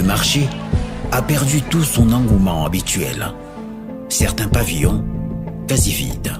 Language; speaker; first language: French; non-native, local second language; Swahili